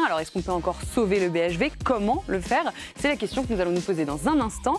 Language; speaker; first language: French; native; French